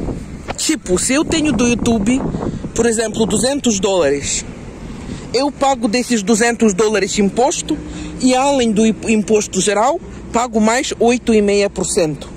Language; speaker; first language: Portuguese; non-native, fluent; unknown